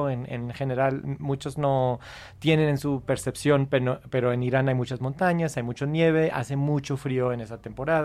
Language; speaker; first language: Spanish; non-native, fluent; English